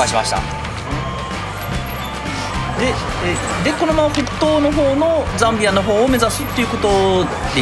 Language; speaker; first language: Japanese; native; Japanese